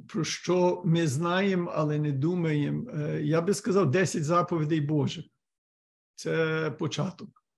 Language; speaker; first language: Ukrainian; early bilingual, heritage; Ukrainian